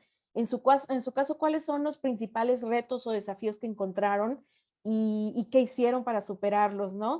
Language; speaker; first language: Spanish; native; Spanish